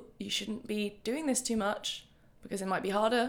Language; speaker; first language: English; native; English